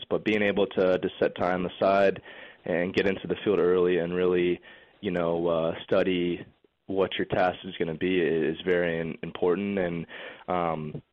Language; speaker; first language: English; native; English